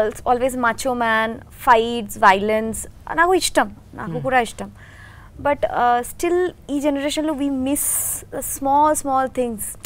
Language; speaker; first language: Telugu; non-native, learner; Bangla